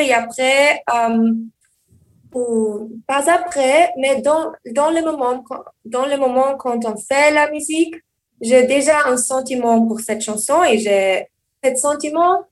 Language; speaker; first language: French; non-native, learner; German